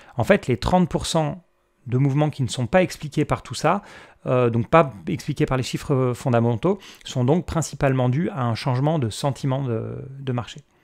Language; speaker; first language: French; native; French